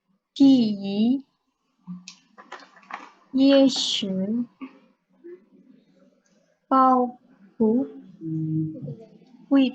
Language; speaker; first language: Chinese; non-native, learner; Indonesian